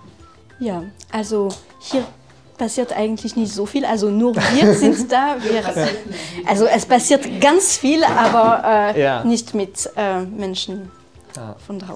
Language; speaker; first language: German; non-native, fluent; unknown